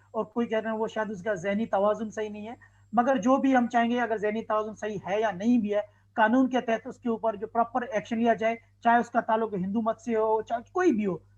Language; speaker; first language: Urdu; non-native, local second language; Sindhi